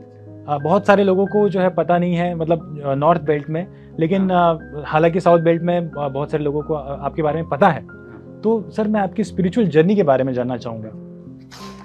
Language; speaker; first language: Hindi; native; Hindi